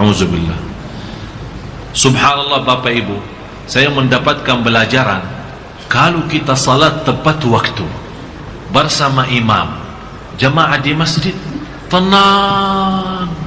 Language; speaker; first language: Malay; non-native, fluent; Arabic